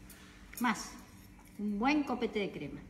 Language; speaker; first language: Spanish; native; Spanish